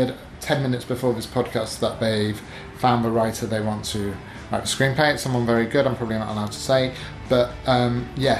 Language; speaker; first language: English; native; English